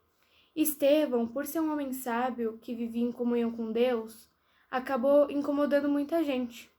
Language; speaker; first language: Portuguese; native; Portuguese